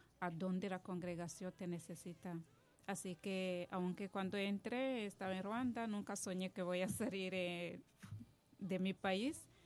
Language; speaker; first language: Spanish; non-native, fluent; Kinyarwanda